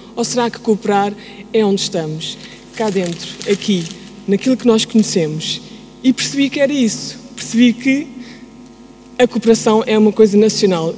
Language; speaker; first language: Portuguese; early bilingual, heritage; Portuguese